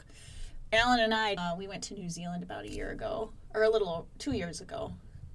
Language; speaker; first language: English; native; English